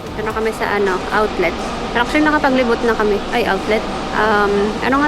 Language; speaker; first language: Filipino; native; Filipino